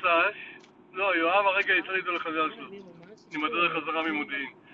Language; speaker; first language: Hebrew; native; Hebrew